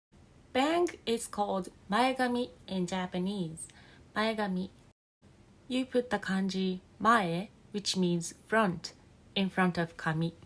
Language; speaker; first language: English; non-native, fluent; Japanese